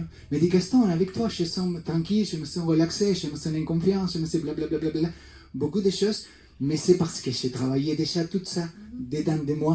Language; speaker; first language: French; non-native, fluent; Spanish